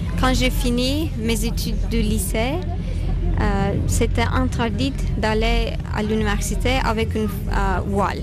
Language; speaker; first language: French; non-native, fluent; Turkish